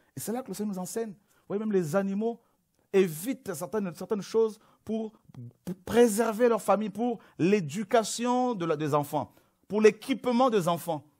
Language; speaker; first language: French; non-native, local second language; Lingala